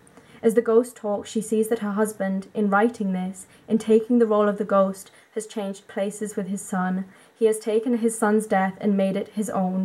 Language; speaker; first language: English; native; English